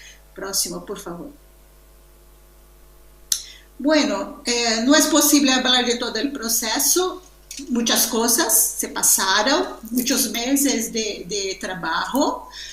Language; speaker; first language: Spanish; non-native, learner; Portuguese